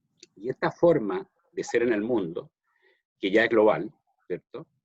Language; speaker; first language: Spanish; native; Spanish